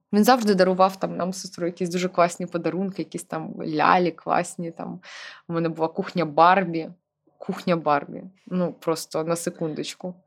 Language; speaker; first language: Ukrainian; non-native, local second language; Russian